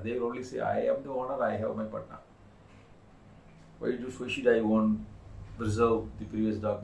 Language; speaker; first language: English; non-native, local second language; Tamil